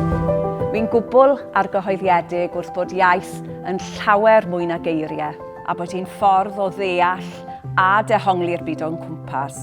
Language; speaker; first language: Welsh; native; Welsh